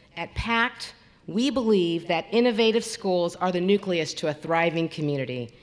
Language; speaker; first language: English; native; English